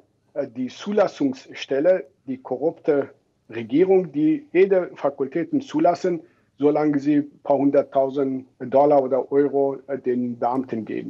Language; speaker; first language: German; non-native, fluent; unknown